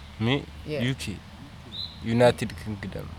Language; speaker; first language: English; non-native, learner; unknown